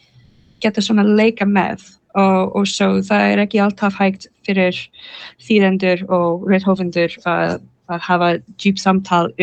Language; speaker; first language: Icelandic; non-native, learner; English